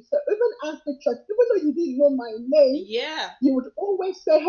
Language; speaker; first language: English; non-native, local second language; Yoruba